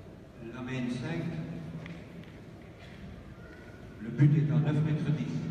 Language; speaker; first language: French; non-native, local second language; Dutch